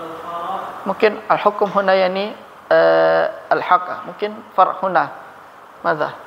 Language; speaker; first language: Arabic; non-native, learner; Malay